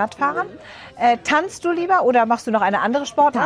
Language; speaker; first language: German; native; German